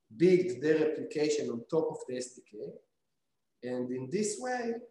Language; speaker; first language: English; non-native, fluent; Hebrew